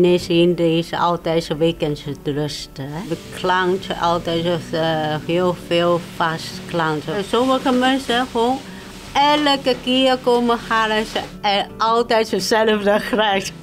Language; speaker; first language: Dutch; non-native, local second language; Chinese